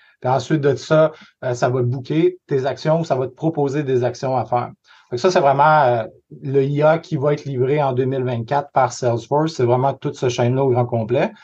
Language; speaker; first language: French; native; French